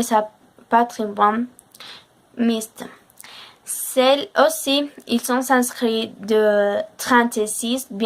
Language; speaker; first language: French; non-native, learner; Spanish